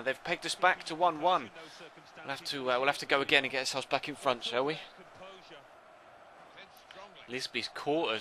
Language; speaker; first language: English; native; English